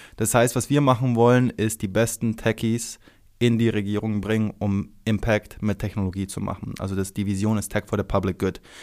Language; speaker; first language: German; early bilingual, other home language; Croatian